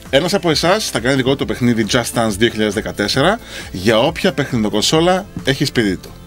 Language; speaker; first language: Greek; native; Greek